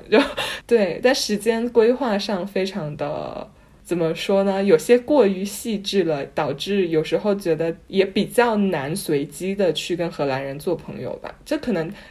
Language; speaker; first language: Chinese; non-native, local second language; Cantonese